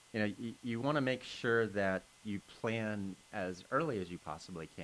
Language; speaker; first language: English; native; English